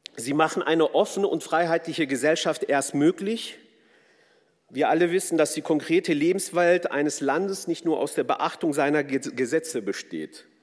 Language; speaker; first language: German; early bilingual, other home language; Kurdish